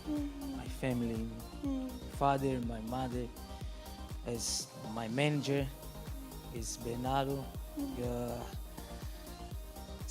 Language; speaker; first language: English; non-native, learner; Portuguese